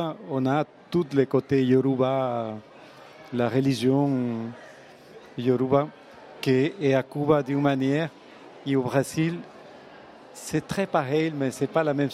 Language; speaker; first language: French; non-native, fluent; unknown